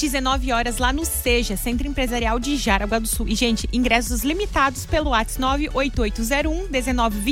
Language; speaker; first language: Portuguese; native; Portuguese